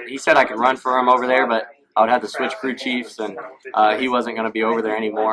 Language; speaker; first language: English; native; English